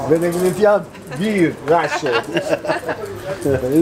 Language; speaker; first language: English; non-native, learner; Russian